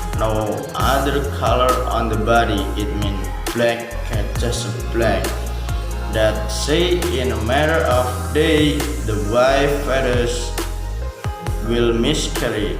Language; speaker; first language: English; non-native, learner; Indonesian